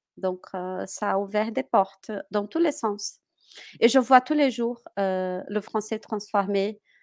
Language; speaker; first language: French; non-native, fluent; Portuguese